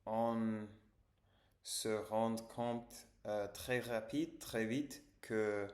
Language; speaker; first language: French; non-native, learner; English